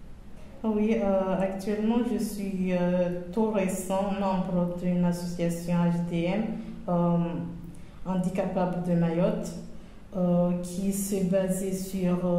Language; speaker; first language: French; non-native, local second language; Comorian